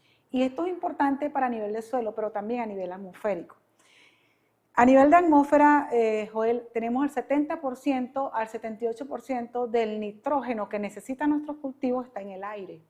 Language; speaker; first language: Spanish; native; Spanish